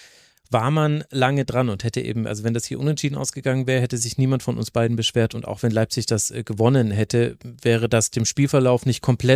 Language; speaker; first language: German; native; German